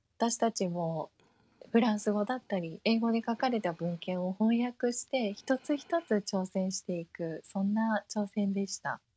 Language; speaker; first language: Japanese; early bilingual, heritage; Japanese